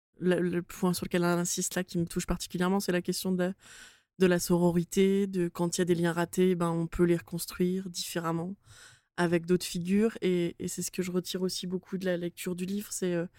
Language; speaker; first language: French; native; French